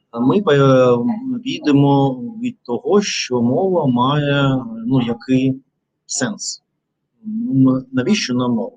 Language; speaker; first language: Ukrainian; non-native, learner; Russian